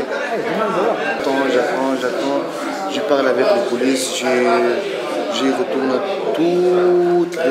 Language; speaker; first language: French; non-native, learner; Arabic